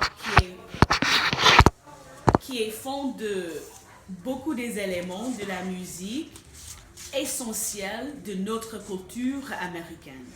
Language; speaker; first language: French; non-native, fluent; English